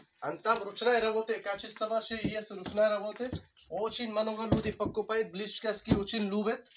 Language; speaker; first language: Russian; non-native, learner; Hindi